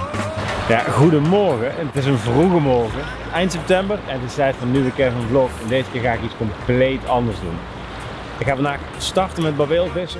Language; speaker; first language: Dutch; native; Dutch